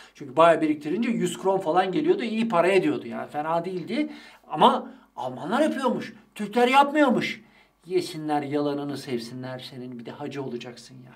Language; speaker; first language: Turkish; native; Turkish